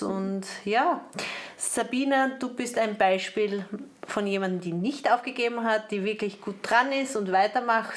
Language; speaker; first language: German; native; German